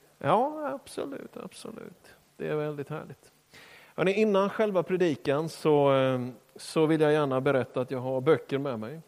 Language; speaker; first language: Swedish; native; Swedish